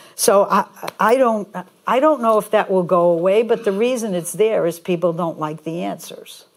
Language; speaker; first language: English; native; English